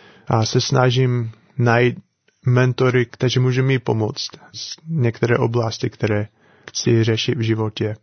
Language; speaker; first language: Czech; non-native, learner; English